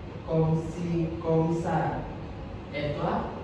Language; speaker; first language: French; non-native, learner; Indonesian